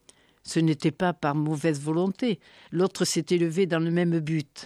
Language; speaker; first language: French; native; French